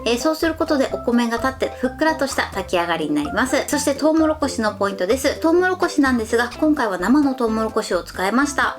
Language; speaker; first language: Japanese; native; Japanese